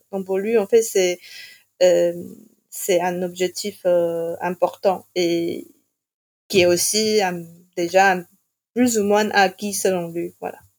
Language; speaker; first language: French; non-native, fluent; Chinese